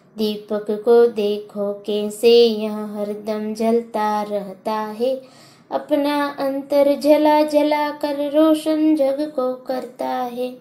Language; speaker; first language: Hindi; non-native, local second language; Gujarati